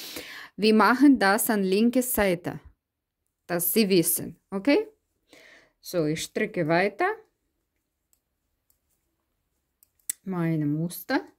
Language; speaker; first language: German; non-native, learner; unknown